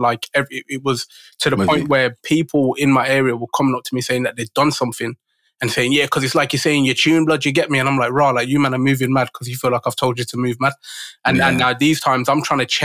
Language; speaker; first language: English; native; English